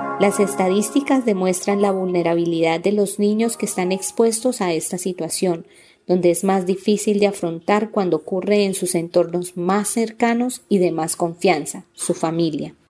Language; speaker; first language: Spanish; native; Spanish